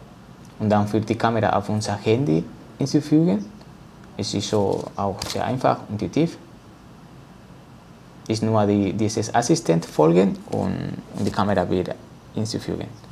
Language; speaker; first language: German; non-native, learner; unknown